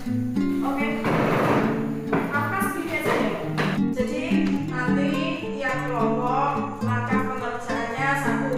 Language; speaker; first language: Indonesian; native; Indonesian